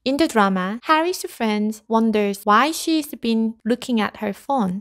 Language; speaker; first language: English; non-native, fluent; Korean